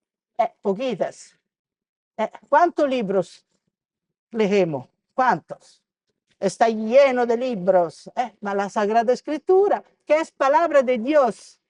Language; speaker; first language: Spanish; non-native, fluent; Italian